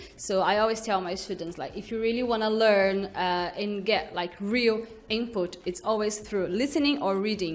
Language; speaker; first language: English; non-native, fluent; Portuguese